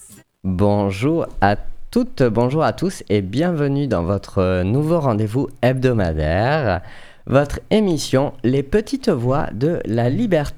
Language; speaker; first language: French; native; French